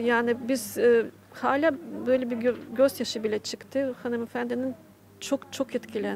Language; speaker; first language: Turkish; non-native, fluent; Ukrainian